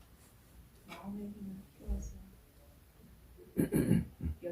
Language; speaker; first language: Korean; native; Korean